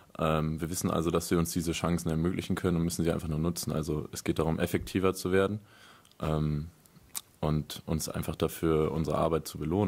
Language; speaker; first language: German; native; German